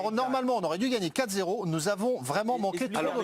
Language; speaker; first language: French; native; French